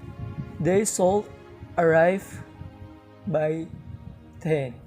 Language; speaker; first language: English; non-native, learner; Indonesian